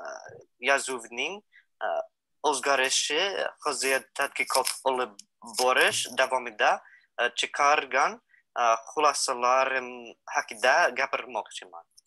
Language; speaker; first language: Uzbek; non-native, fluent; English